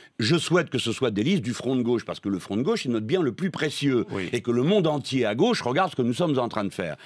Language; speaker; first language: French; native; French